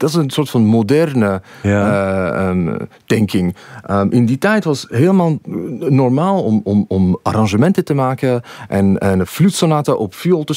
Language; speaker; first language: Dutch; non-native, fluent; English